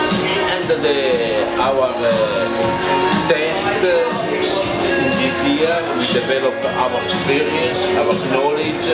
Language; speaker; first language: English; non-native, learner; Italian